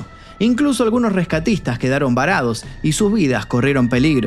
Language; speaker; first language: Spanish; native; Spanish